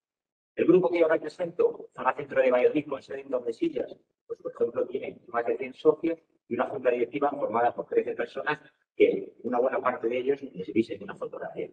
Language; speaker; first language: Spanish; native; Spanish